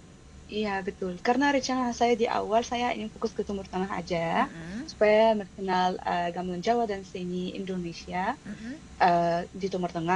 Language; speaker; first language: Indonesian; non-native, fluent; Arabic